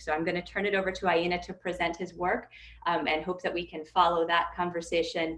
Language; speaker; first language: English; native; English